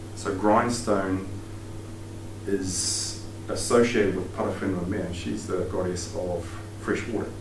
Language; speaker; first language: English; native; English